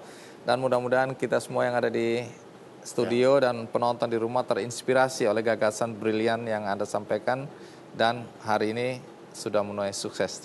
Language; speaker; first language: Indonesian; native; Indonesian